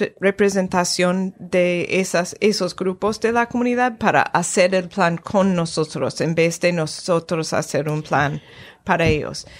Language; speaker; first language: Spanish; non-native, fluent; English